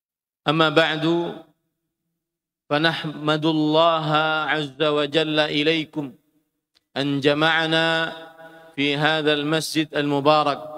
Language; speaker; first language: Arabic; non-native, fluent; Indonesian